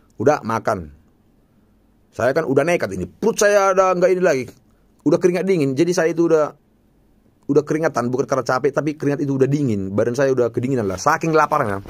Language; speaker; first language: Indonesian; non-native, local second language; Batak Toba